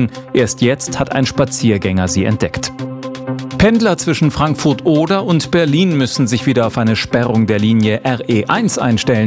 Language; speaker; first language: German; native; German